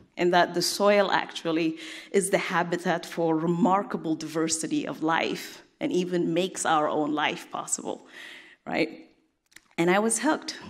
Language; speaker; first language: English; non-native, fluent; Tigrinya